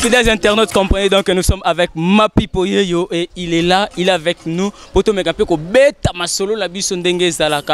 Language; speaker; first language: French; non-native, local second language; Lingala